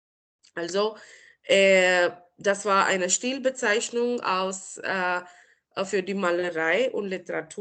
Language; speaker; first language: German; non-native, fluent; Marathi